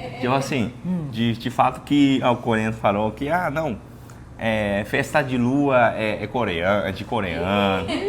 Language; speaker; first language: Portuguese; non-native, fluent; Chinese